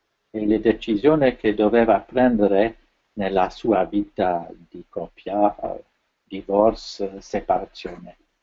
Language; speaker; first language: Italian; non-native, fluent; French